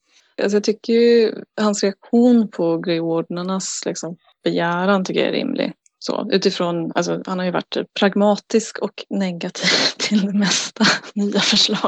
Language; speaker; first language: Swedish; native; Swedish